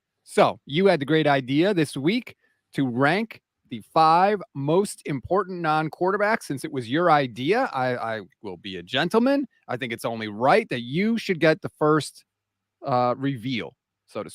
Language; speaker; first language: English; native; English